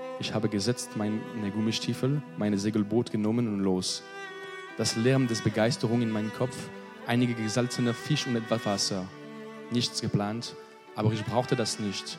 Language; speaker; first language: German; non-native, learner; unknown